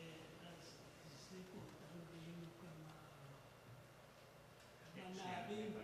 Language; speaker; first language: Hebrew; non-native, fluent; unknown